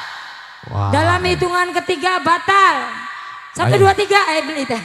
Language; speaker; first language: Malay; non-native, local second language; Javanese